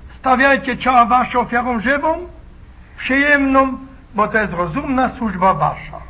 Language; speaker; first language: Polish; early bilingual, heritage; Polish